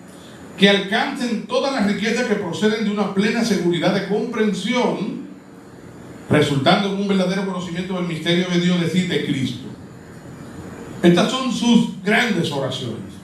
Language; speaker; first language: Spanish; native; Spanish